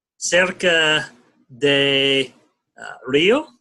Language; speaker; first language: Spanish; non-native, learner; English